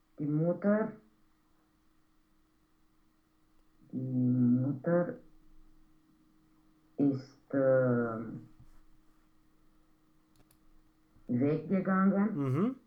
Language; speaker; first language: German; non-native, learner; Romanian